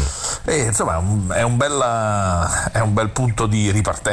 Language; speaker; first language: Italian; native; Italian